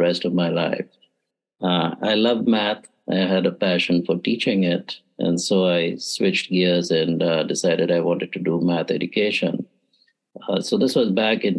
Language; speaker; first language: English; native; English